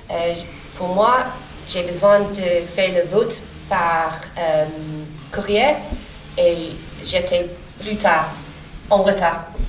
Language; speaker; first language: French; non-native, learner; English